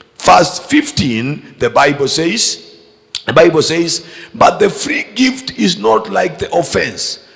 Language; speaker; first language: English; non-native, local second language; Swahili